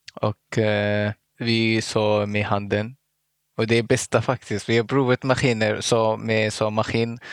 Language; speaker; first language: Swedish; non-native, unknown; Arabic